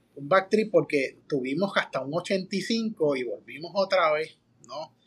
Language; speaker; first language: Spanish; native; Spanish